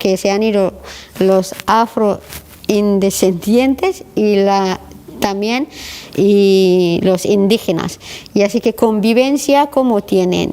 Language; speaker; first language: Spanish; non-native, learner; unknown